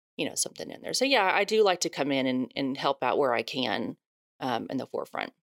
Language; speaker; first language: English; native; English